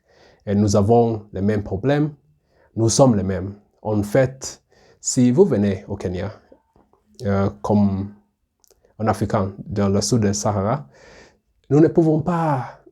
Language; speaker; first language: French; non-native, learner; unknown